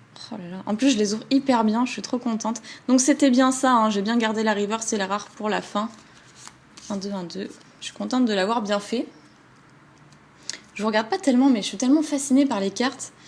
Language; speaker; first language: French; native; French